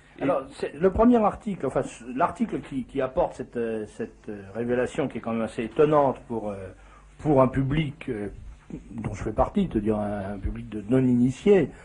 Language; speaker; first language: French; native; French